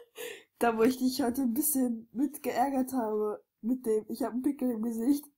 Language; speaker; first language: German; native; German